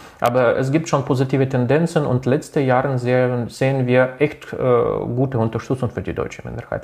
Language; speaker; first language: German; non-native, local second language; Russian